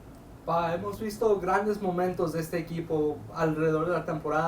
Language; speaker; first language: Spanish; native; Spanish